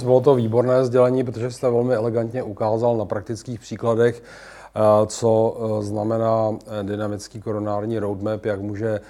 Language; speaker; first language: Czech; native; Czech